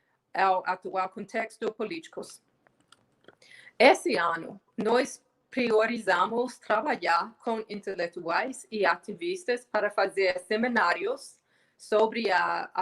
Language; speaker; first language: Portuguese; non-native, fluent; English